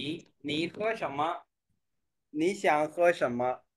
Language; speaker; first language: Chinese; non-native, fluent; Urdu